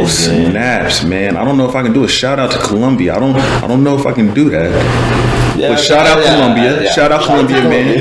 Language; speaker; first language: English; native; English